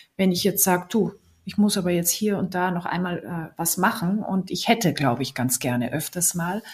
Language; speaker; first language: German; native; German